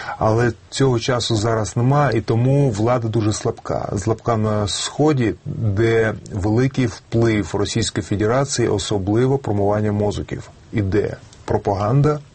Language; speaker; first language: Ukrainian; non-native, local second language; Russian